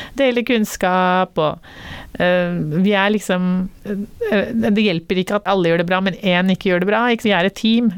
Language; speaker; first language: Norwegian; early bilingual, other home language; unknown